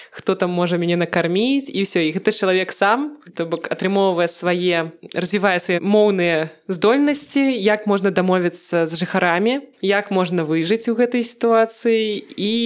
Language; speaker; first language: Belarusian; non-native, local second language; Russian